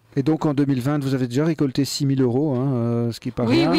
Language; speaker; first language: French; native; French